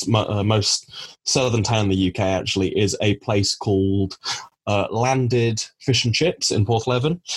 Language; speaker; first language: English; native; English